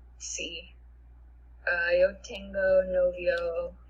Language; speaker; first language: Spanish; non-native, learner; English